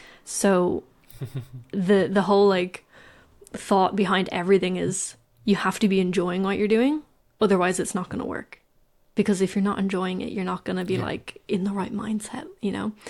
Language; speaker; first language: English; native; English